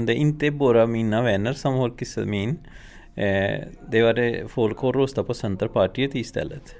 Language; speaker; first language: Swedish; non-native, learner; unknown